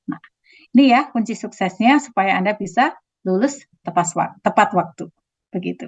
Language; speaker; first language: Indonesian; native; Indonesian